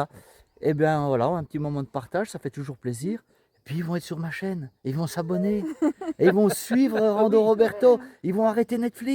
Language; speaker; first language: French; native; French